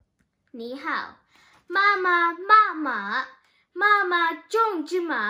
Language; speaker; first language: Chinese; early bilingual, heritage; Chinese